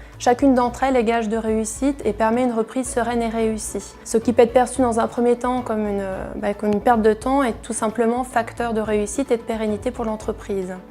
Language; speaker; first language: French; native; French